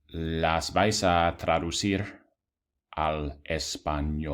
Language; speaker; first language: Spanish; non-native, fluent; English